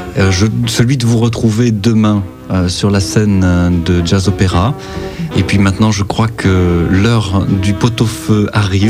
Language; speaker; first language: French; native; French